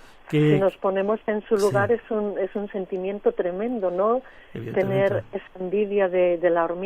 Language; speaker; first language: Spanish; native; Spanish